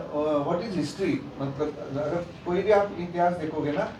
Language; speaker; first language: Hindi; non-native, local second language; Marathi